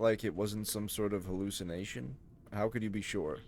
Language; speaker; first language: English; native; English